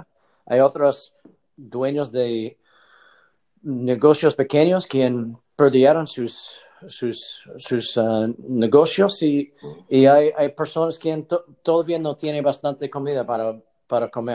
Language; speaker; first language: Spanish; non-native, learner; English